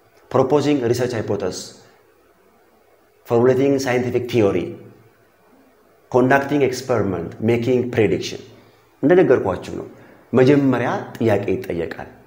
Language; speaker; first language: English; non-native, local second language; Amharic